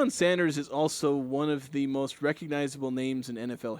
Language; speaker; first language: English; native; English